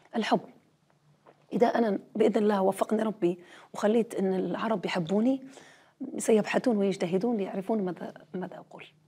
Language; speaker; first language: Arabic; native; Arabic